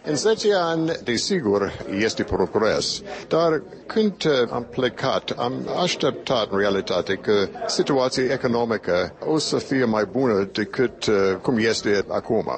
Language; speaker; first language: Romanian; non-native, fluent; English